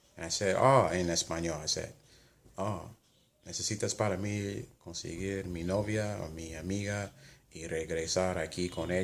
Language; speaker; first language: Spanish; non-native, learner; English